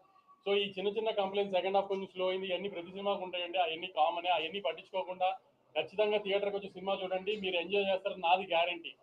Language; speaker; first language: Telugu; native; Telugu